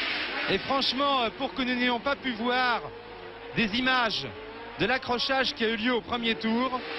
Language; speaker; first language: French; native; French